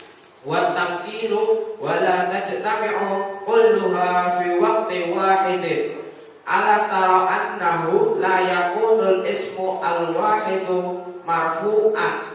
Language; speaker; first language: Arabic; non-native, learner; Indonesian